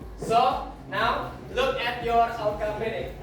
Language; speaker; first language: English; non-native, learner; Indonesian